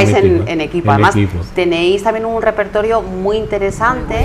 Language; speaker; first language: Spanish; native; Spanish